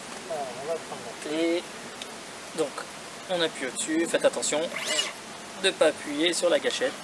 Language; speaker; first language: French; native; French